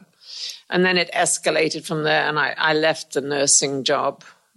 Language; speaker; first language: English; native; English